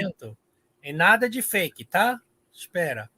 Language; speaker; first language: Portuguese; non-native, learner; English